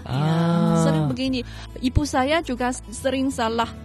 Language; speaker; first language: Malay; non-native, fluent; Chinese